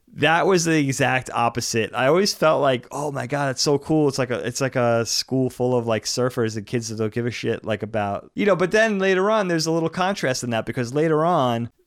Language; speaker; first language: English; native; English